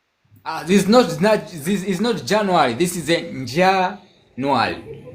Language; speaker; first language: English; non-native, learner; Swahili